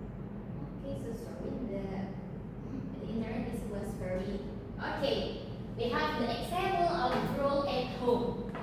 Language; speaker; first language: English; non-native, learner; Indonesian